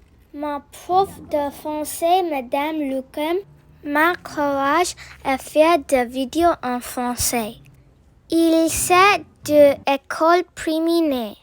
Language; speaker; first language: French; non-native, learner; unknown